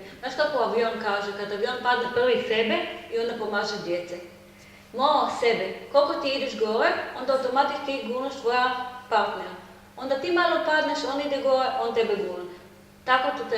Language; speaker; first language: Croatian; non-native, learner; Hebrew